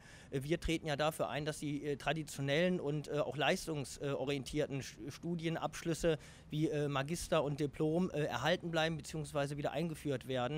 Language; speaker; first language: German; native; German